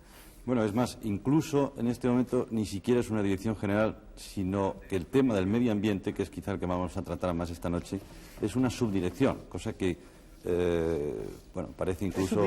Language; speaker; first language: Spanish; native; Spanish